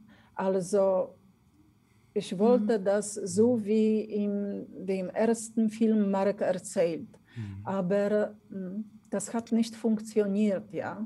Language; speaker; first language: German; non-native, fluent; Polish